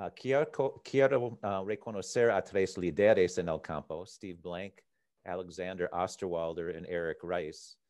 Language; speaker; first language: Spanish; non-native, learner; English